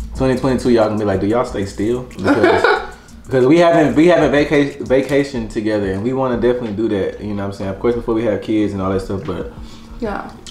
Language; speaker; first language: English; native; English